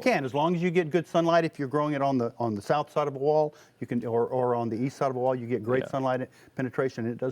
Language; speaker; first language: English; native; English